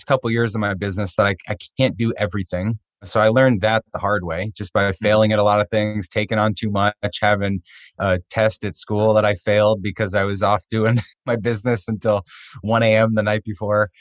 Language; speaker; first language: English; native; English